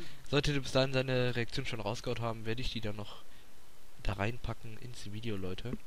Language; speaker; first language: German; native; German